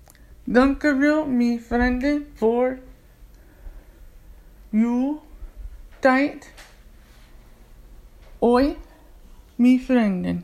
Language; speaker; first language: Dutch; non-native, learner; English